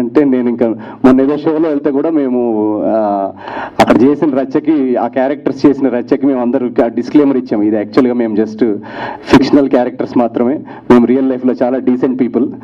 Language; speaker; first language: Telugu; native; Telugu